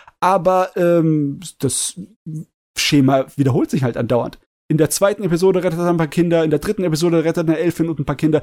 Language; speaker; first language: German; native; German